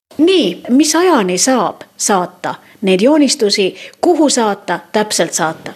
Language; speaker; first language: Estonian; native; Estonian